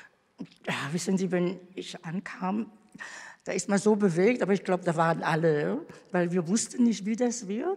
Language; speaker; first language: German; non-native, fluent; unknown